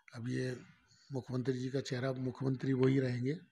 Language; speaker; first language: Hindi; native; Hindi